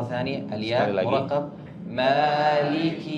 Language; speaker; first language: Arabic; native; Arabic